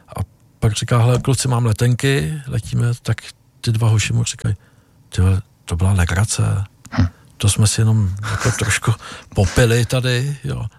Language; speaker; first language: Czech; native; Czech